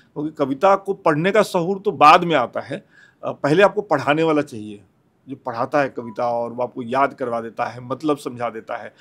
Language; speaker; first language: Hindi; non-native, local second language; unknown